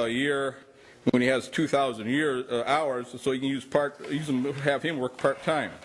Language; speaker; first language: English; native; English